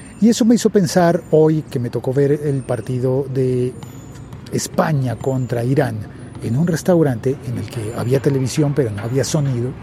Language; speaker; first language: Spanish; native; Spanish